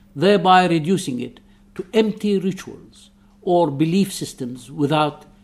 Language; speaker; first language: English; non-native, fluent; Arabic